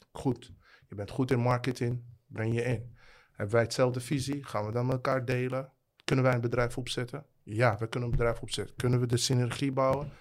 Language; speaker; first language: Dutch; non-native, fluent; Arabic